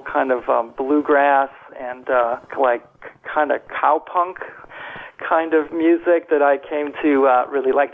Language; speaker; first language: English; native; English